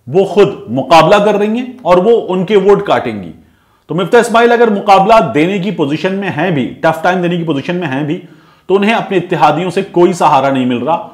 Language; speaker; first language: Urdu; native; Urdu